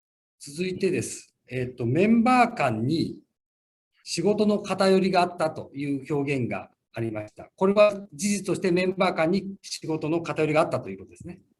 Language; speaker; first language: Japanese; native; Japanese